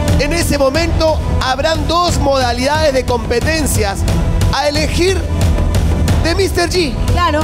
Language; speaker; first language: Spanish; native; Spanish